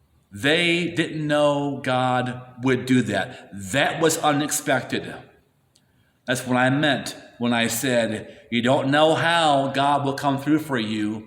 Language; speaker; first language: English; native; English